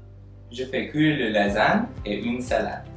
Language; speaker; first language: French; non-native, learner; English